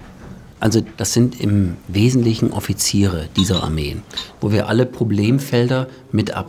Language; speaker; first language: German; native; German